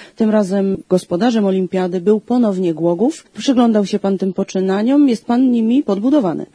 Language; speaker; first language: Polish; native; Polish